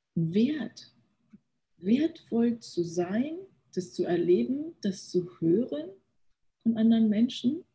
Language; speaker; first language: German; early bilingual, other home language; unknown